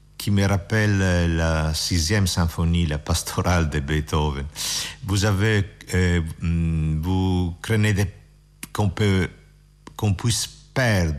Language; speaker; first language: French; non-native, fluent; Italian